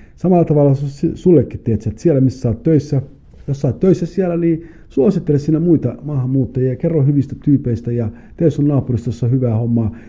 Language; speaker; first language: Finnish; early bilingual, other home language; Somali